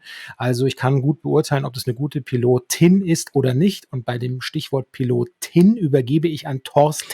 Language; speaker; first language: German; native; German